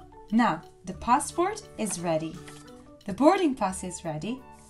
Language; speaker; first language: English; non-native, fluent; Italian